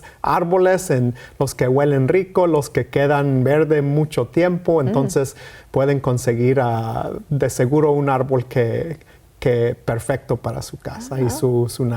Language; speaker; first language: Spanish; early bilingual, heritage; Spanish